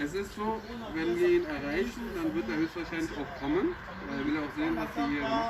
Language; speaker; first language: German; native; German